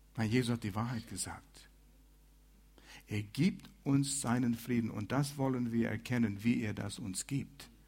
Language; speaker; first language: German; non-native, fluent; English